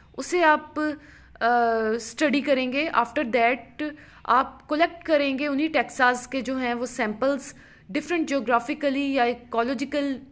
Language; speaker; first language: Urdu; non-native, local second language; Punjabi